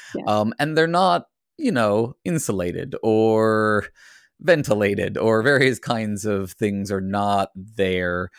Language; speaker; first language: English; native; English